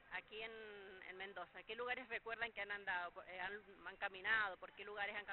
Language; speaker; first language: Spanish; native; Spanish